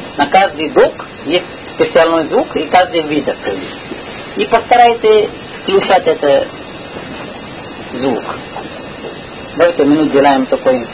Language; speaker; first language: Russian; non-native, learner; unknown